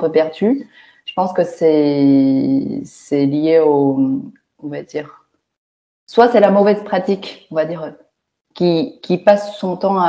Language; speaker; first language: French; non-native, fluent; Chinese